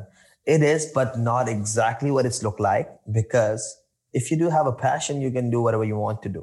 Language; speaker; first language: English; non-native, local second language; Urdu